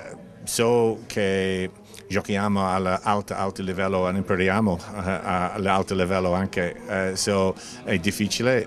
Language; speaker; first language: Italian; non-native, learner; English